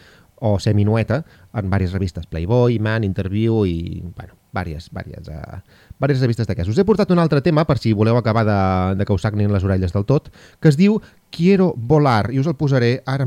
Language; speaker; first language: Catalan; native; Catalan